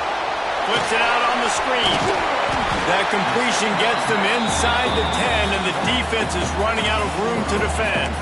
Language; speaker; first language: English; native; English